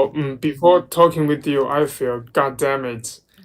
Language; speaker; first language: English; non-native, learner; Chinese